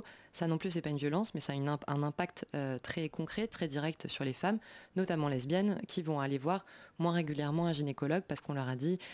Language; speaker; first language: French; native; French